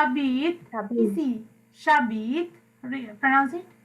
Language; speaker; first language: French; non-native, fluent; Sinhala